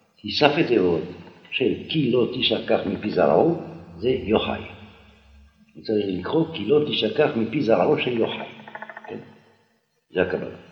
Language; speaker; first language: Hebrew; non-native, fluent; French